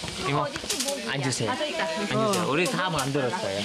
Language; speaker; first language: Korean; non-native, learner; Divehi